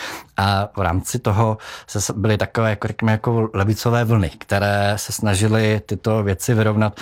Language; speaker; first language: Czech; native; Czech